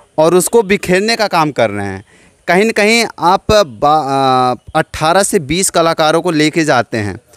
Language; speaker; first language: Hindi; native; Hindi